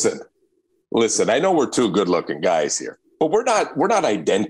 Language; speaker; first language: English; native; English